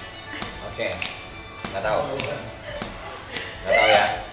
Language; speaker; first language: Indonesian; native; Indonesian